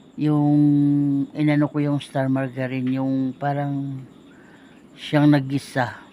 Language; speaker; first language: Filipino; non-native, local second language; Cebuano